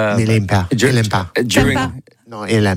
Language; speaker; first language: French; non-native, learner; English